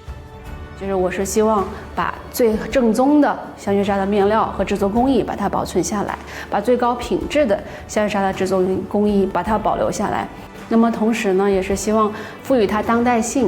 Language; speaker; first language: Chinese; native; Chinese